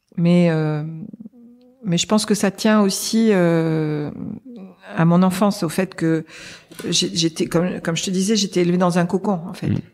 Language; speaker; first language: French; native; French